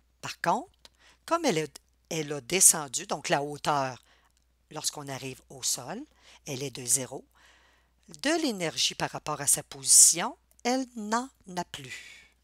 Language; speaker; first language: French; native; French